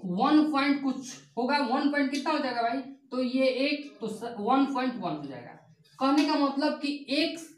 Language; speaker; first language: Hindi; native; Hindi